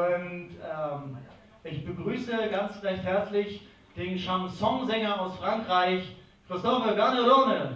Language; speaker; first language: German; native; German